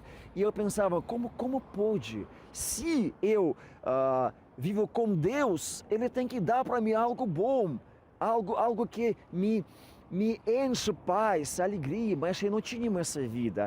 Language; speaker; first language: Portuguese; non-native, fluent; Russian